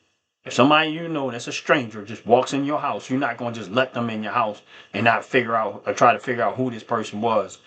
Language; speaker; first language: English; native; English